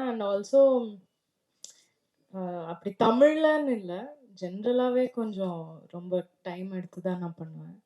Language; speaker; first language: Tamil; non-native, local second language; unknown